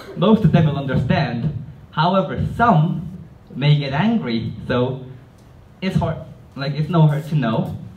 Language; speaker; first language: English; non-native, fluent; Korean